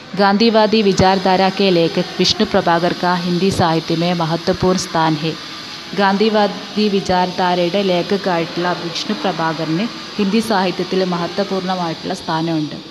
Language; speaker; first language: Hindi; non-native, local second language; Malayalam